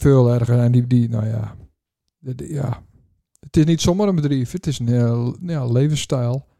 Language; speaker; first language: Dutch; native; Dutch